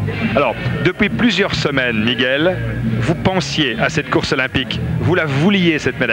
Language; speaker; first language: French; native; French